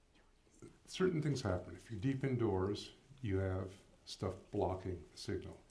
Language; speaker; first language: English; native; English